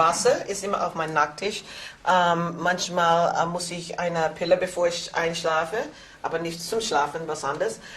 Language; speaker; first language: German; non-native, learner; English